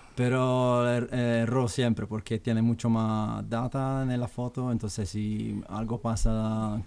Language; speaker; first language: Spanish; non-native, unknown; Italian